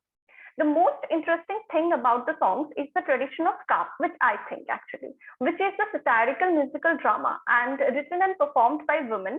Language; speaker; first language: English; non-native, local second language; Bangla